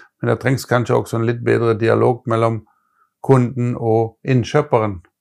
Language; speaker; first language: Norwegian; non-native, fluent; German